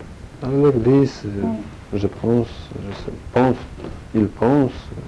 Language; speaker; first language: French; non-native, learner; Polish